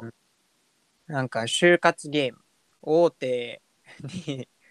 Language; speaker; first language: Japanese; native; Japanese